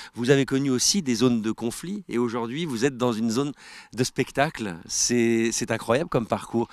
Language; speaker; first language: French; native; French